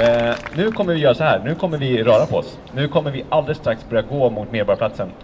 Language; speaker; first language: Swedish; native; Swedish